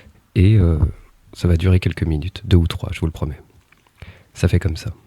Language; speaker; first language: French; native; French